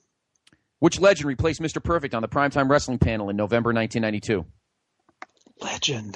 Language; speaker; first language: English; native; English